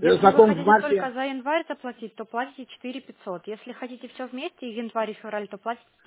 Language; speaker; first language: Russian; native; Russian